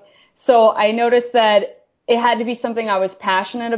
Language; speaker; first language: English; native; English